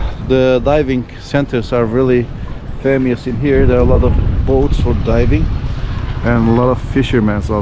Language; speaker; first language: English; non-native, fluent; Turkish